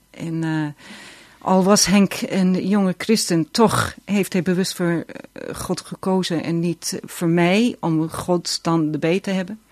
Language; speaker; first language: Dutch; non-native, fluent; English